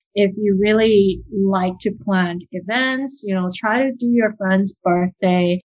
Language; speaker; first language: English; early bilingual, other home language; Chinese